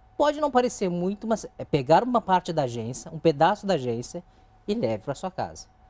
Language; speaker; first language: Portuguese; early bilingual, other home language; Chinese